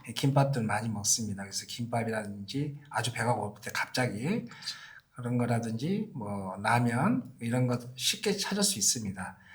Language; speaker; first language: Korean; native; Korean